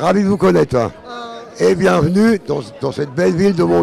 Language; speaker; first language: French; native; French